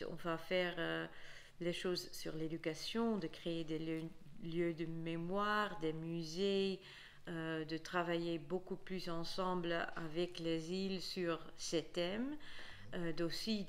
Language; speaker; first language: French; non-native, fluent; Dutch